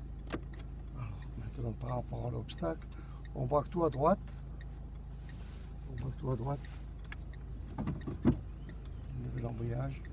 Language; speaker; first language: French; native; French